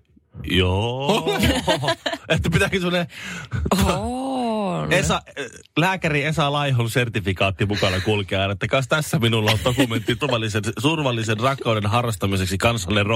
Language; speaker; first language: Finnish; native; Finnish